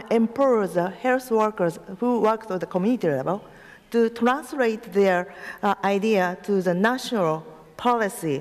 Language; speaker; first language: English; non-native, learner; Japanese